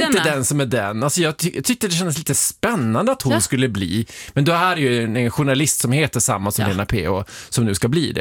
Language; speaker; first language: Swedish; native; Swedish